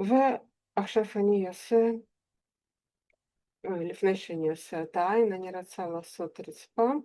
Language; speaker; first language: Hebrew; non-native, fluent; Russian